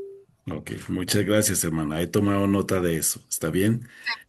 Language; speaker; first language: Spanish; native; Spanish